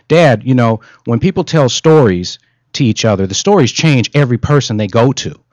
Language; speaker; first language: English; native; English